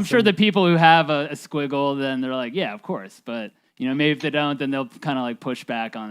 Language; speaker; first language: English; native; English